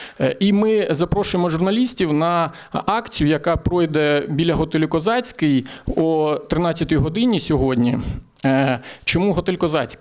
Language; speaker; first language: Ukrainian; native; Ukrainian